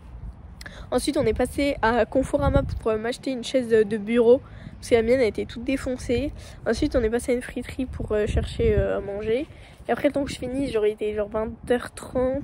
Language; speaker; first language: French; native; French